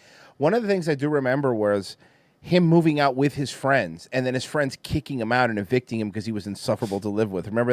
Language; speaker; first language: English; native; English